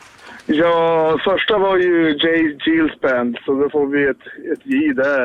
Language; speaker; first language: Swedish; native; Swedish